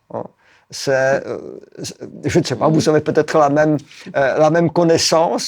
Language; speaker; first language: French; non-native, fluent; Czech